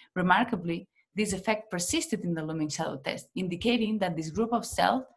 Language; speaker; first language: English; non-native, fluent; Spanish